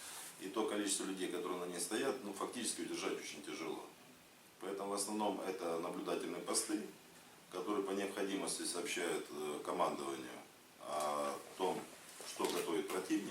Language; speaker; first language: Russian; native; Russian